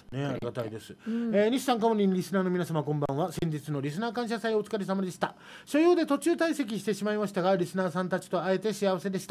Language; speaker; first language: Japanese; native; Japanese